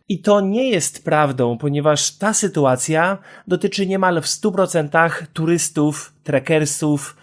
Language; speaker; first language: Polish; native; Polish